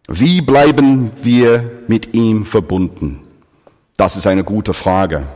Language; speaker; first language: German; non-native, fluent; English